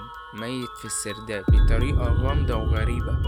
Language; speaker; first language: Arabic; native; Arabic